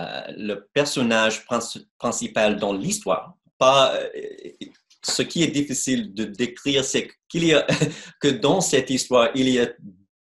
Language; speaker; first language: French; non-native, fluent; English